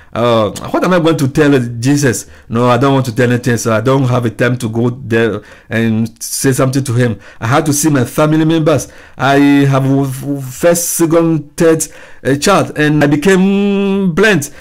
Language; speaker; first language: English; non-native, fluent; Ewe